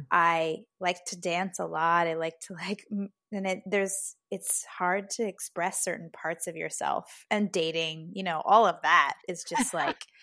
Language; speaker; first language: English; native; English